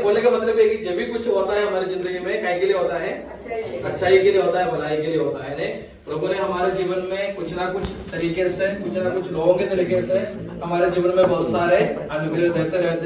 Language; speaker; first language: Hindi; non-native, local second language; Marathi